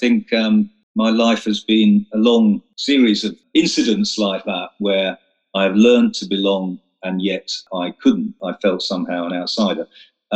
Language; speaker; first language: English; native; English